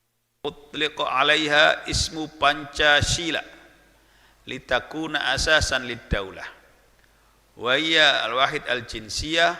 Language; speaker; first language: Arabic; non-native, fluent; Javanese